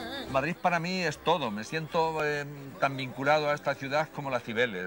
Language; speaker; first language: Spanish; native; Spanish